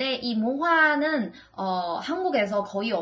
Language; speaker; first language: Korean; non-native, learner; Chinese